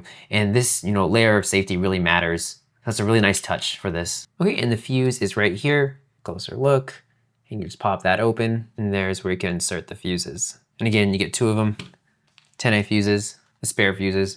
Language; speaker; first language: English; native; English